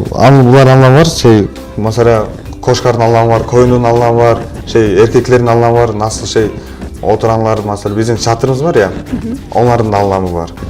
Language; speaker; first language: Turkish; non-native, learner; Kyrgyz